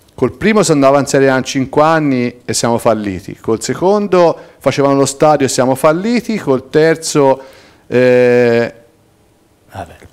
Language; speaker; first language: Italian; native; Italian